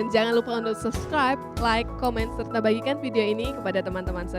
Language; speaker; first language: Indonesian; native; Indonesian